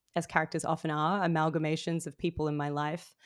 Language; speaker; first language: English; native; English